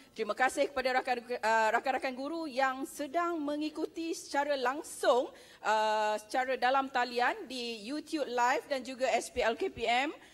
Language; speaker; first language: Malay; native; Malay